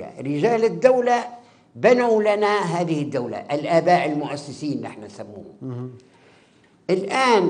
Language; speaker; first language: Arabic; native; Arabic